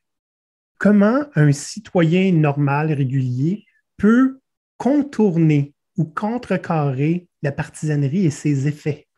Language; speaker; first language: French; native; French